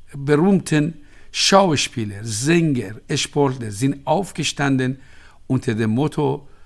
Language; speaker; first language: German; non-native, fluent; Persian